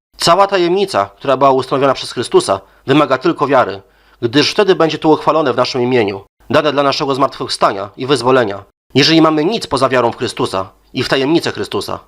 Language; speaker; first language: Polish; native; Polish